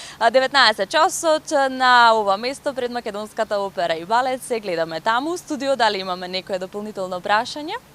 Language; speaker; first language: Macedonian; native; Macedonian